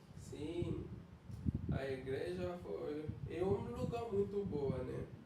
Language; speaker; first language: Portuguese; non-native, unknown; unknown